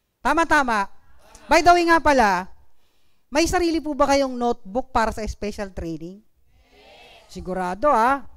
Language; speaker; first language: Filipino; non-native, local second language; Bikol